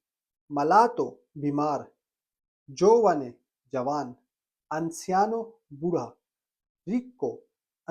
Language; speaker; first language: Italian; non-native, fluent; Urdu